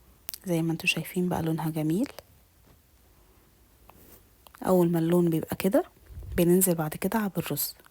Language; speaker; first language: Arabic; native; Arabic